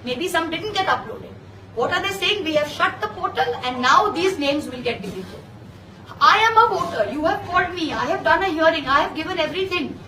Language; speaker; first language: English; non-native, local second language; Bangla